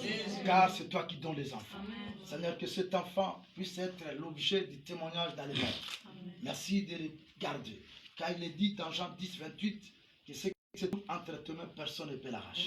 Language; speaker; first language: French; non-native, local second language; Lingala